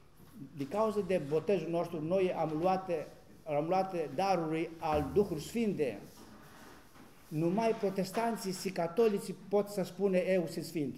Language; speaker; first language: Romanian; non-native, learner; Greek